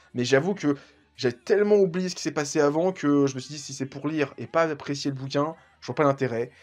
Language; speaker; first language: French; native; French